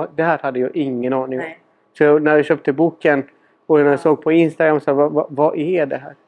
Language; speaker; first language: Swedish; non-native, fluent; Spanish